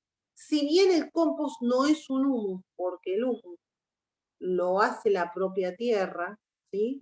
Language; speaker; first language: Spanish; native; Spanish